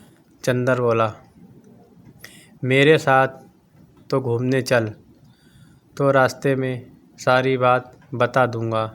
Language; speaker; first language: Hindi; native; Hindi